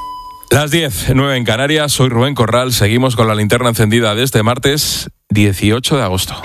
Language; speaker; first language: Spanish; native; Spanish